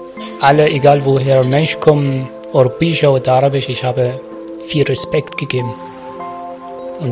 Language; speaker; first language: German; non-native, learner; Arabic